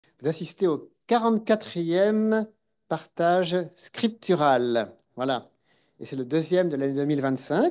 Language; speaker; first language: French; native; French